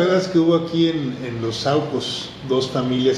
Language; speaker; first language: Spanish; native; Spanish